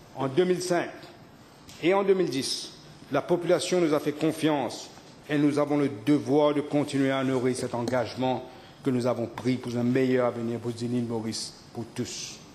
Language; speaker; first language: French; non-native, local second language; Morisyen